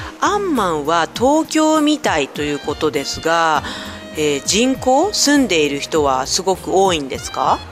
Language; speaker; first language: Japanese; native; Japanese